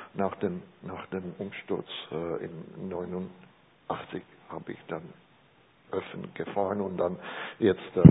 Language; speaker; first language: German; non-native, learner; Czech